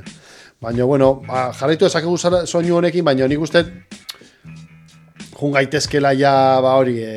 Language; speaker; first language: Basque; native; Basque